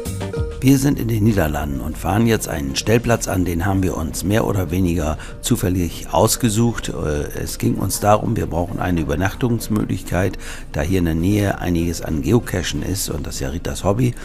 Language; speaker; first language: German; native; German